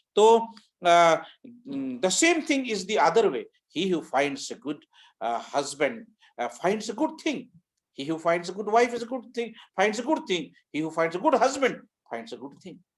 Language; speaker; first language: English; non-native, local second language; Hindi